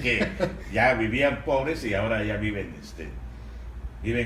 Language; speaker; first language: Spanish; native; Spanish